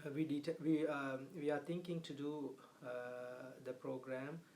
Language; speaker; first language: English; non-native, local second language; Sinhala